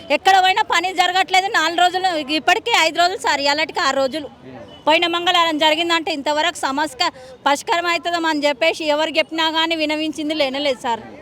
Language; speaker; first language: Telugu; native; Telugu